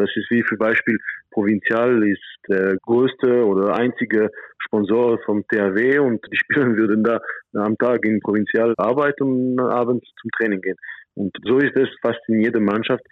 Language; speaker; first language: German; non-native, fluent; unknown